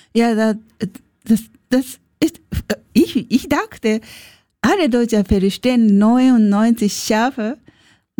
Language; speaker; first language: German; non-native, learner; Japanese